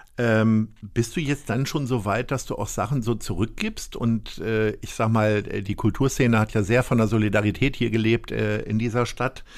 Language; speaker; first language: German; native; German